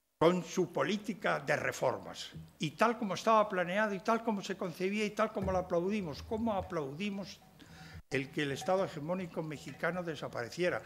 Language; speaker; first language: Spanish; native; Spanish